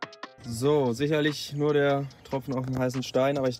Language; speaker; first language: German; native; German